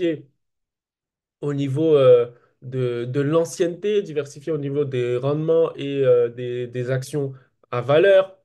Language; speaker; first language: French; native; French